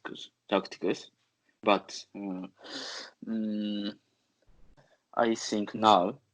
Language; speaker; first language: English; non-native, learner; Japanese